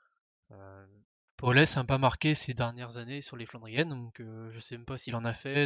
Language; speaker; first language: French; native; French